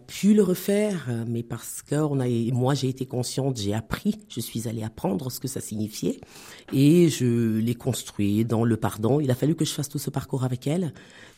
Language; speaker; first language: French; native; French